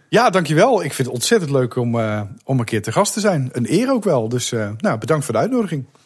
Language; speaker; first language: Dutch; native; Dutch